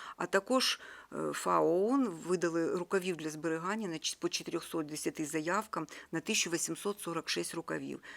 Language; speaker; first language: Ukrainian; native; Ukrainian